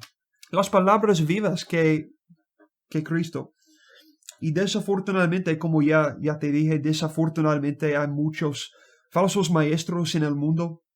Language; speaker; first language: Spanish; non-native, learner; English